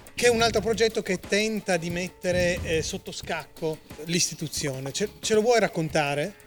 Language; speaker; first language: Italian; native; Italian